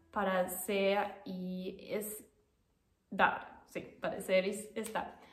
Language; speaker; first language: Portuguese; non-native, learner; German